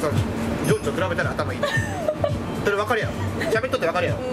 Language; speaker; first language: Japanese; native; Japanese